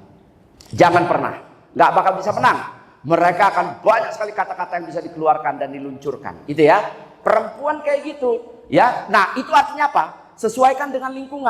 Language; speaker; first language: Indonesian; native; Indonesian